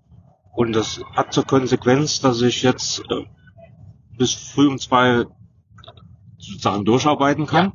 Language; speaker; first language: German; native; German